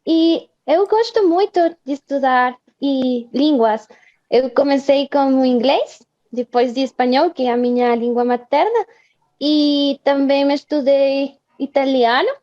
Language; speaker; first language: Portuguese; non-native, fluent; Spanish